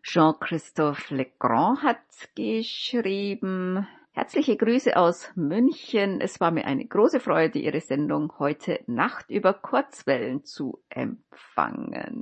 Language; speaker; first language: German; native; German